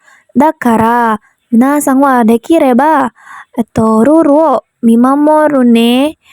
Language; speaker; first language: Japanese; non-native, learner; Indonesian